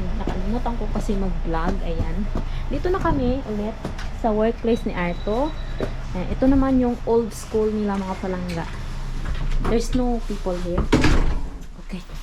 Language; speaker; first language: Filipino; non-native, local second language; Hiligaynon